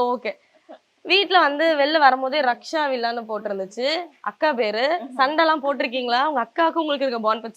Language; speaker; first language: Tamil; native; Tamil